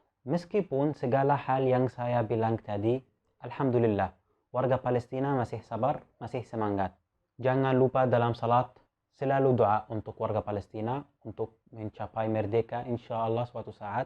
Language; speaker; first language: Indonesian; non-native, fluent; Arabic